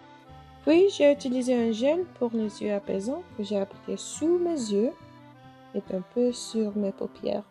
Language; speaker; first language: French; non-native, learner; English